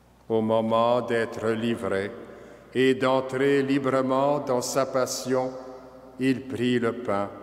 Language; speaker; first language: French; native; French